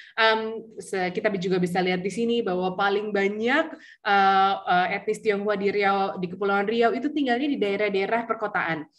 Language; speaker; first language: Indonesian; early bilingual, heritage; Indonesian